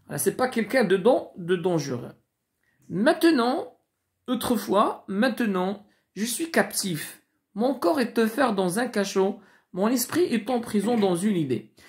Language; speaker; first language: French; non-native, local second language; Arabic